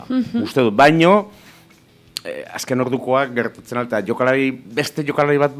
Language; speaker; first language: Basque; native; Basque